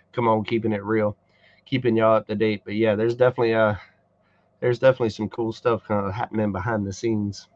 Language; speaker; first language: English; native; English